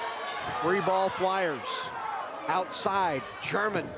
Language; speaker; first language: English; native; English